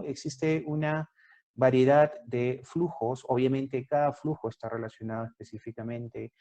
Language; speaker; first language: Spanish; native; Spanish